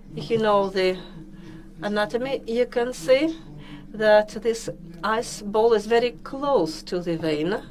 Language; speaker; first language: English; non-native, fluent; Russian